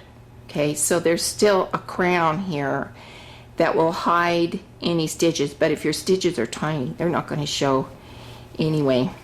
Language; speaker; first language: English; native; English